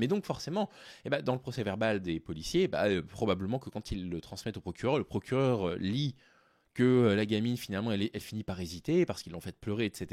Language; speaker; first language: French; native; French